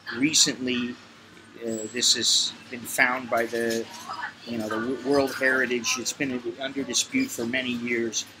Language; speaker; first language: English; native; English